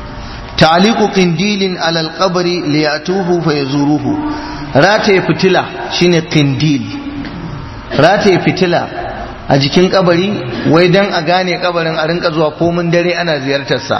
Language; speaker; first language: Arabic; non-native, fluent; Hausa